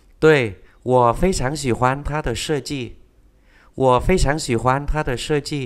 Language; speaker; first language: Chinese; non-native, fluent; Vietnamese